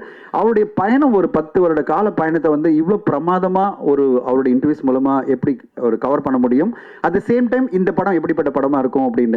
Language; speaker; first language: Tamil; native; Tamil